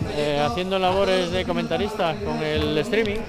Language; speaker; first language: Spanish; native; Spanish